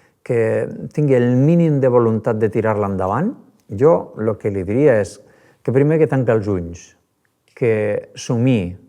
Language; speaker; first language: Catalan; native; Catalan